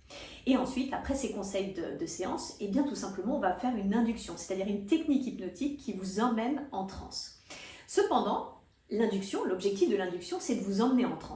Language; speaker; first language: French; native; French